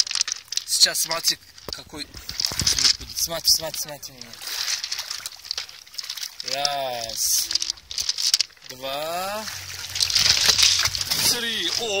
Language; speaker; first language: Russian; non-native, learner; Turkish